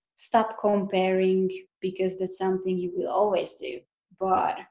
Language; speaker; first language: English; non-native, fluent; Hungarian